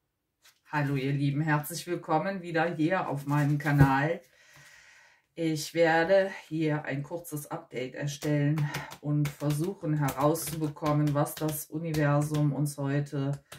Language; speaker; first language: German; native; German